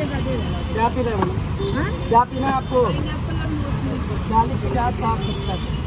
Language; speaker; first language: Hindi; non-native, local second language; Marathi